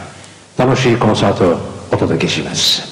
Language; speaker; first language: Japanese; non-native, learner; Turkish